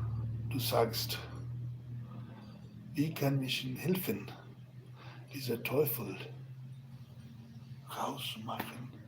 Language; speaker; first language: German; non-native, learner; Spanish